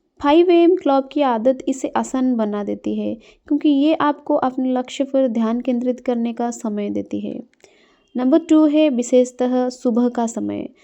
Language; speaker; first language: Hindi; non-native, local second language; Odia